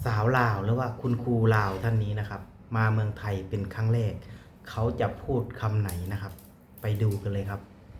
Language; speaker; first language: Thai; native; Thai